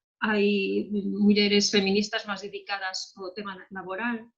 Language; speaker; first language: Galician; non-native, local second language; Spanish